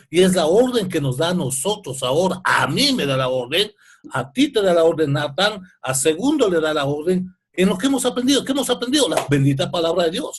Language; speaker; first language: Spanish; native; Spanish